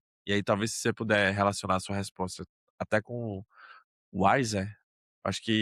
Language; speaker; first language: Portuguese; native; Portuguese